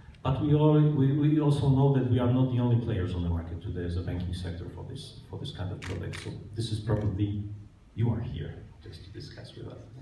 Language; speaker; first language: English; non-native, fluent; Polish